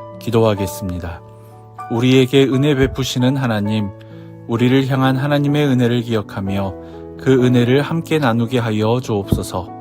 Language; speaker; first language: Korean; native; Korean